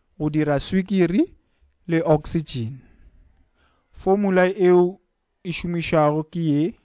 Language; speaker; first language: Northern Sotho; native; Northern Sotho